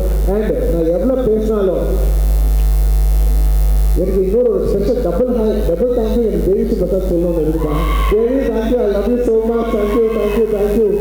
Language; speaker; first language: Tamil; non-native, local second language; Telugu